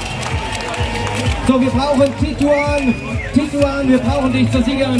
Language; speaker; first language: German; native; German